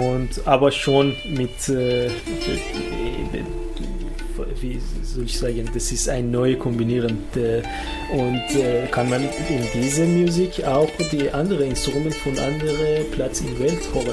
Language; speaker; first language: German; non-native, learner; Persian